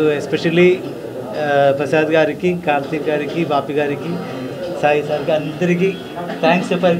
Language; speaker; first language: Telugu; non-native, learner; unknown